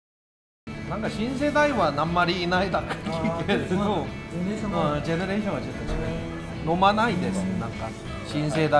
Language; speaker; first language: Japanese; non-native, learner; Korean